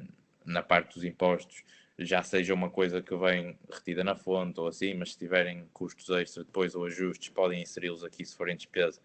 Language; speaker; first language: Portuguese; native; Portuguese